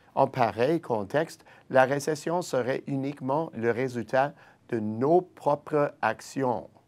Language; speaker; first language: French; native; French